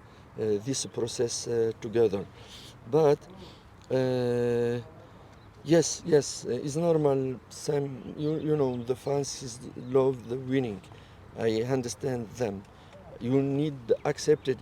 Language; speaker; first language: English; non-native, learner; French